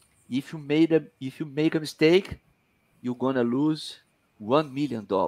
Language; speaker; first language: English; non-native, fluent; Portuguese